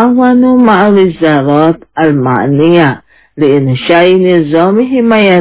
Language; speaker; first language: Arabic; non-native, fluent; Indonesian